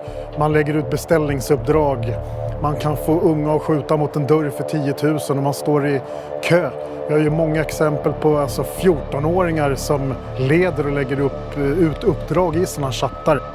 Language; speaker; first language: Swedish; native; Swedish